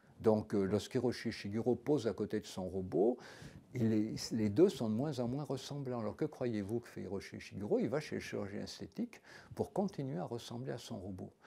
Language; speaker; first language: French; native; French